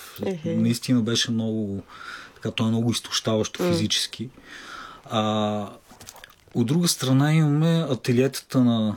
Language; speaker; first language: Bulgarian; native; Bulgarian